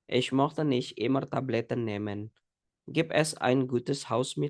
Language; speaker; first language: German; non-native, fluent; Indonesian